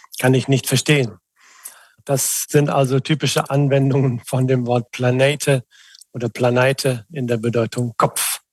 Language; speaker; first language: German; native; German